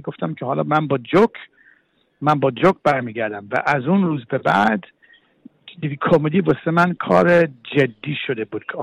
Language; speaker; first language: Persian; early bilingual, heritage; Persian